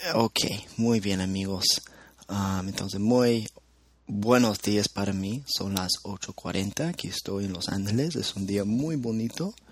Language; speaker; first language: Spanish; non-native, fluent; English